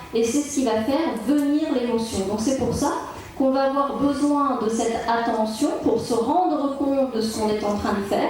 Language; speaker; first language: French; native; French